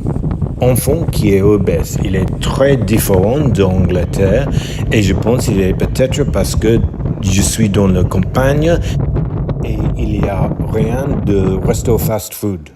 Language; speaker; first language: French; non-native, learner; English